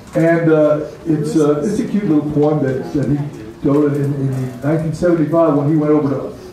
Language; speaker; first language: English; native; English